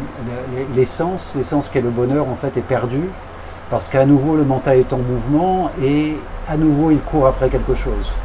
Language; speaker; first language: French; native; French